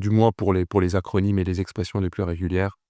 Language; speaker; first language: French; native; French